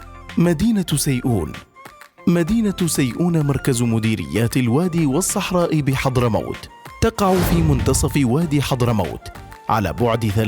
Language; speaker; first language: Arabic; native; Arabic